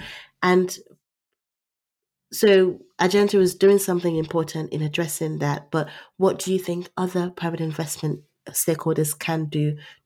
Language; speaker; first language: English; non-native, local second language; Yoruba